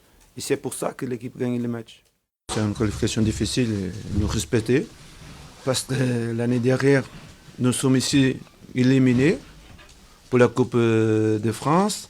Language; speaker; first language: French; non-native, learner; Portuguese